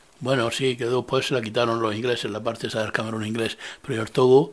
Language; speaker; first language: Spanish; native; Spanish